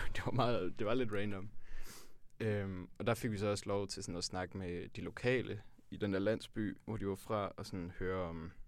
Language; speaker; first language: Danish; native; Danish